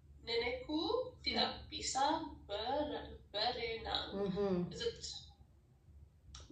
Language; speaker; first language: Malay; non-native, learner; English